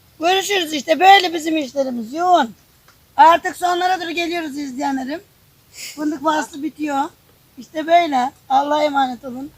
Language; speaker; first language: Turkish; native; Turkish